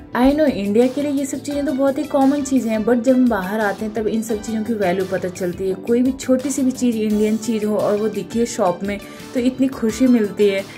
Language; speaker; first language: Hindi; native; Hindi